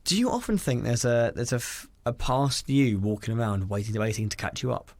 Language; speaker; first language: English; native; English